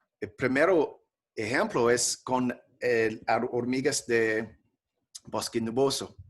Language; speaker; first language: Spanish; non-native, fluent; English